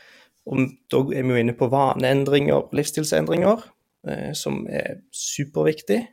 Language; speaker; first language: Norwegian; native; Norwegian